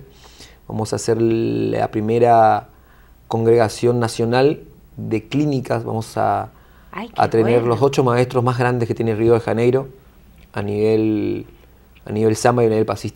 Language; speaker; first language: Spanish; native; Spanish